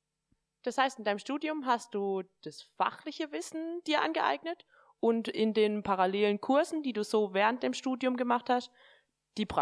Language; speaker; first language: German; native; German